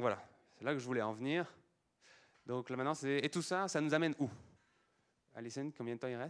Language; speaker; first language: French; native; French